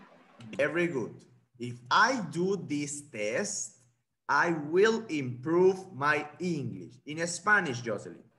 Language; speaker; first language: English; non-native, fluent; Spanish